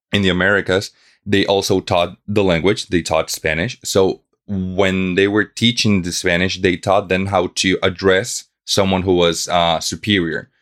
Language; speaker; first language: English; non-native, fluent; Spanish